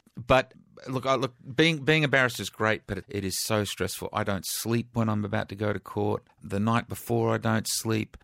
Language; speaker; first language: English; native; English